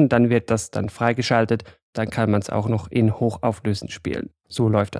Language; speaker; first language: German; native; German